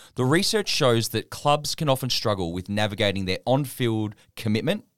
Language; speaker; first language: English; native; English